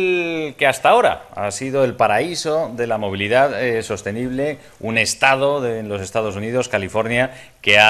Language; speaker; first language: Spanish; native; Spanish